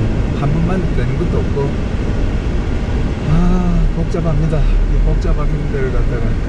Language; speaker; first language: Korean; native; Korean